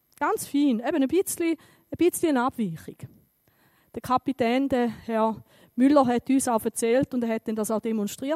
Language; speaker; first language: German; native; German